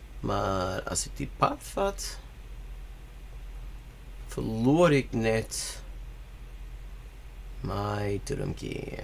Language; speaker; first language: Dutch; non-native, learner; English